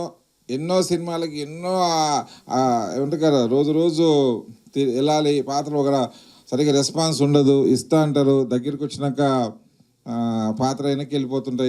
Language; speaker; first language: Telugu; native; Telugu